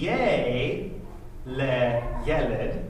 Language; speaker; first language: Hebrew; non-native, fluent; English